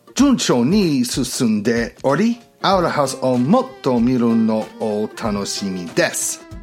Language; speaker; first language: Japanese; non-native, learner; English